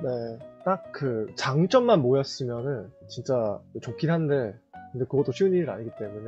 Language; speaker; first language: Korean; early bilingual, heritage; Korean